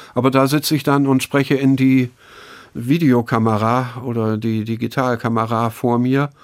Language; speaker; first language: German; native; German